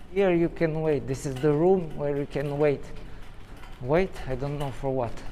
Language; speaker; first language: English; non-native, learner; Romanian